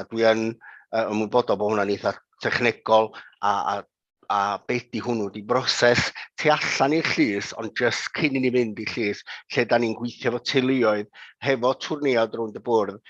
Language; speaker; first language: Welsh; native; Welsh